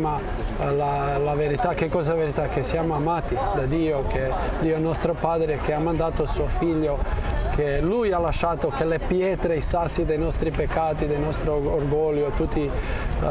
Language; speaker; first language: Italian; non-native, fluent; Croatian